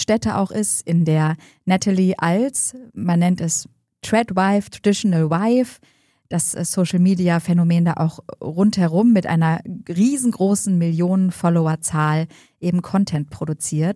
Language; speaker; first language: German; native; German